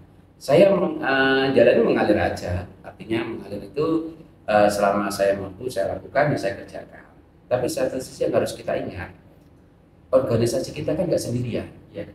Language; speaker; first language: Indonesian; native; Indonesian